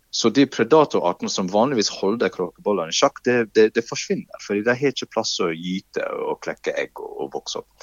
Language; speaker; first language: Norwegian; non-native, fluent; English